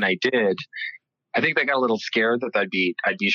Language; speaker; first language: English; early bilingual, other home language; Italian